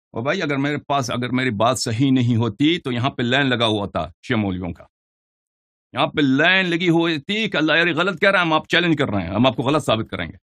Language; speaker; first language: Urdu; non-native, fluent; Persian